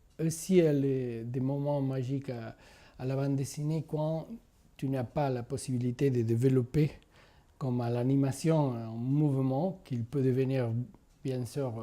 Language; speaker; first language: French; non-native, fluent; Spanish